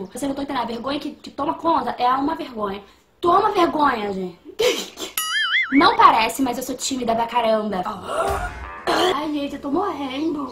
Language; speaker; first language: Portuguese; native; Portuguese